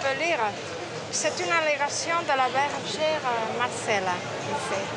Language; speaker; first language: French; non-native, fluent; Spanish